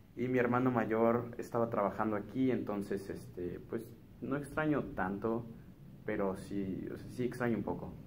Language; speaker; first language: Spanish; native; Spanish